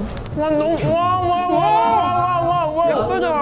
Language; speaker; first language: Korean; non-native, fluent; Estonian